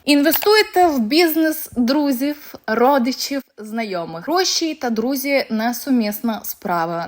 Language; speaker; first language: Ukrainian; non-native, local second language; Russian